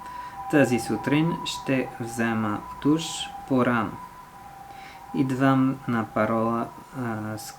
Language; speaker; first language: Bulgarian; non-native, learner; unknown